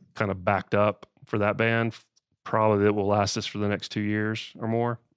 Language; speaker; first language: English; native; English